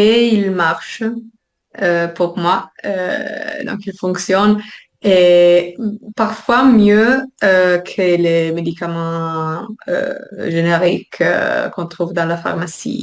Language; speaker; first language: French; non-native, fluent; Italian